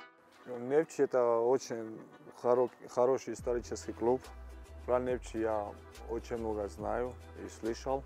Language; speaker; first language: Russian; non-native, fluent; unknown